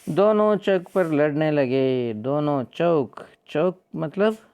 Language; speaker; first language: Hindi; non-native, local second language; Kannada